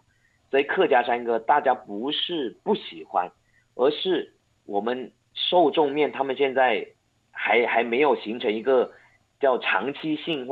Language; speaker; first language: Chinese; non-native, local second language; Hakka Chinese